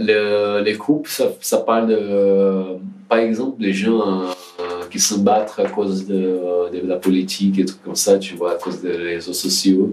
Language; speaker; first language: French; non-native, learner; Portuguese